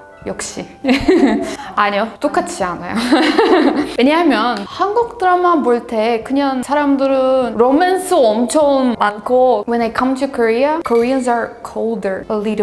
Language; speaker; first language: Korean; non-native, learner; Portuguese